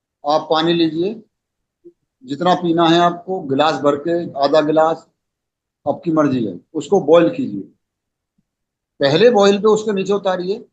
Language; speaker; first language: Hindi; native; Hindi